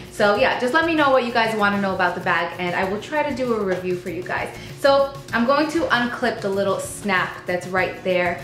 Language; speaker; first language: English; native; English